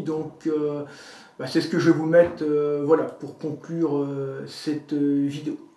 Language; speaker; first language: French; native; French